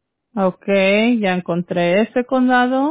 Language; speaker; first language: Spanish; early bilingual, heritage; Spanish